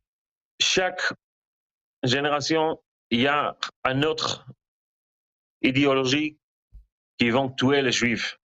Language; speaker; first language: French; non-native, learner; Hebrew